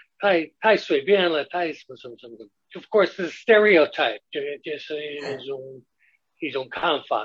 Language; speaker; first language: Chinese; non-native, fluent; English